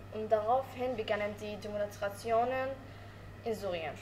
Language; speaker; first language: German; non-native, learner; Arabic